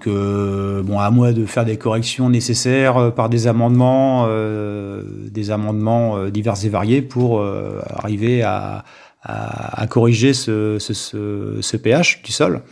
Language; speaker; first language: French; native; French